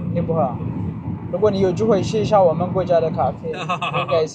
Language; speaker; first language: Chinese; non-native, fluent; Amharic